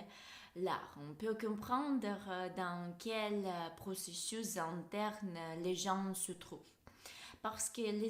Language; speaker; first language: French; non-native, fluent; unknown